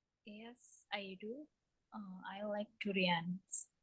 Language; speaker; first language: English; non-native, learner; Indonesian